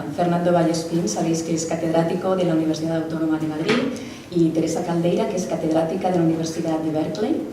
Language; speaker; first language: Spanish; non-native, local second language; Catalan